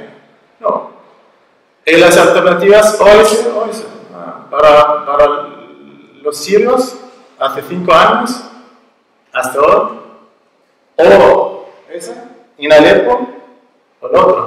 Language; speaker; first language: Spanish; non-native, learner; Arabic